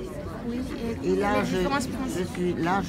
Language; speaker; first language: French; non-native, fluent; Russian